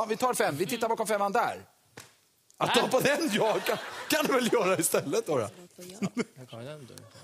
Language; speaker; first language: Swedish; native; Swedish